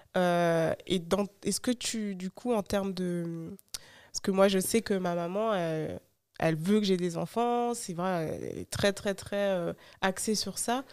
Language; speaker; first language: French; early bilingual, other home language; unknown